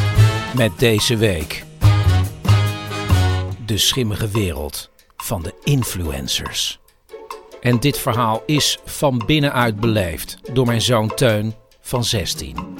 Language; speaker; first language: Dutch; native; Dutch